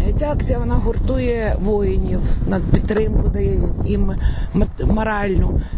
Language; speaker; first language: Ukrainian; non-native, local second language; Russian